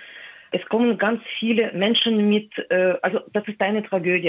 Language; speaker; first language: German; non-native, fluent; Russian